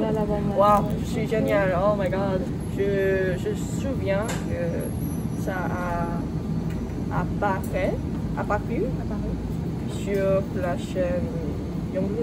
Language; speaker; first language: French; non-native, learner; English